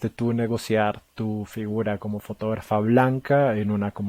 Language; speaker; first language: Spanish; native; Spanish